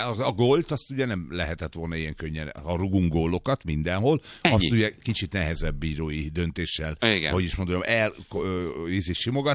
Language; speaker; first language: Hungarian; native; Hungarian